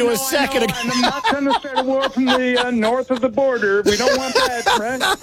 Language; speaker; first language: English; native; English